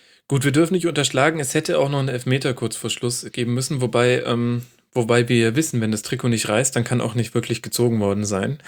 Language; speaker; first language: German; native; German